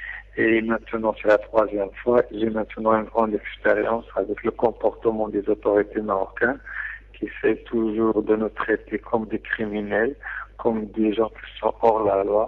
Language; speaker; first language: French; non-native, local second language; Arabic